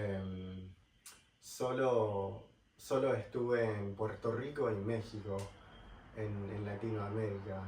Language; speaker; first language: Spanish; non-native, fluent; English